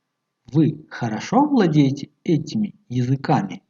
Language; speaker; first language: Russian; non-native, fluent; Tajik